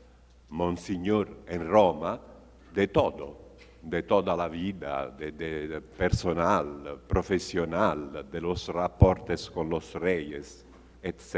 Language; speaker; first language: Spanish; non-native, fluent; Italian